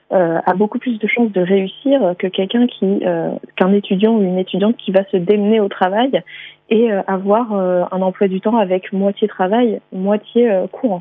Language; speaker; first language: French; native; French